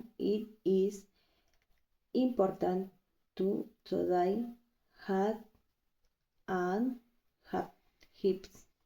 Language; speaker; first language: English; non-native, learner; Spanish